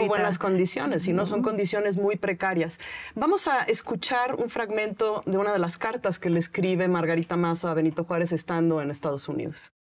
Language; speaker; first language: Spanish; native; Spanish